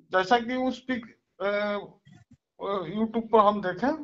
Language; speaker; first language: Hindi; native; Hindi